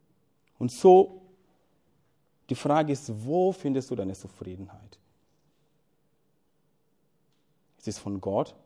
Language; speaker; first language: German; non-native, fluent; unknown